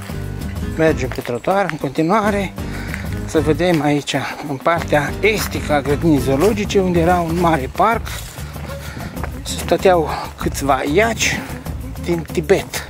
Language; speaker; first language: Romanian; native; Romanian